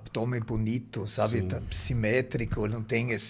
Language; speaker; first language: Portuguese; non-native, fluent; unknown